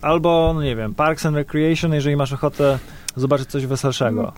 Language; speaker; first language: Polish; native; Polish